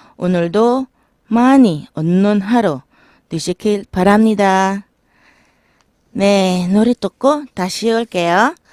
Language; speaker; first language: Korean; non-native, learner; Filipino